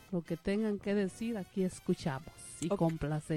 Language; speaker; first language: Spanish; native; Spanish